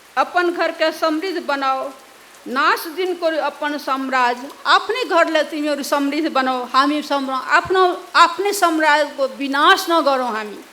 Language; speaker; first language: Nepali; non-native, local second language; Maithili